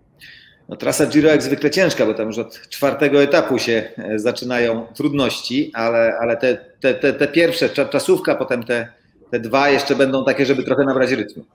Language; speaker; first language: Polish; native; Polish